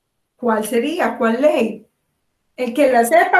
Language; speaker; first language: Spanish; native; Spanish